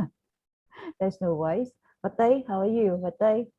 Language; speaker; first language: English; non-native, fluent; Khmer